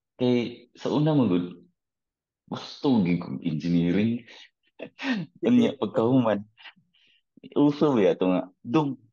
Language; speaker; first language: Cebuano; native; Cebuano